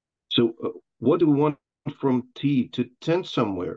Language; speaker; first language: English; non-native, fluent; Russian